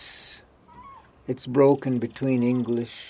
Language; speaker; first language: English; native; English